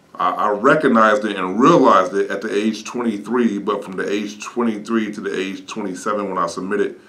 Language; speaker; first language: English; native; English